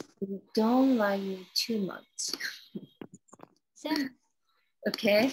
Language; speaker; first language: English; non-native, learner; Korean